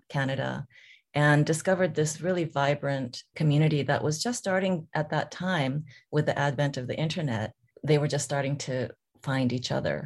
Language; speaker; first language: English; early bilingual, other home language; Korean